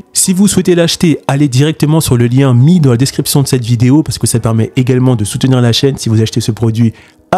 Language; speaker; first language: French; native; French